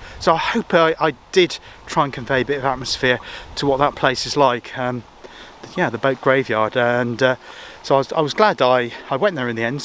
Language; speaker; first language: English; native; English